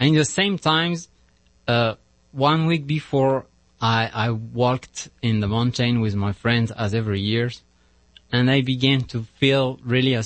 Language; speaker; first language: English; non-native, learner; French